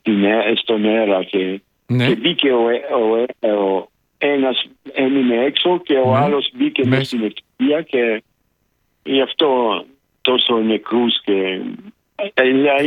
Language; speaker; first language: Greek; non-native, local second language; Arabic